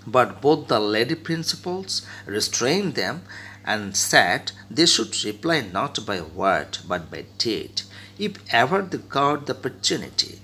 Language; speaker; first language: English; non-native, local second language; Bangla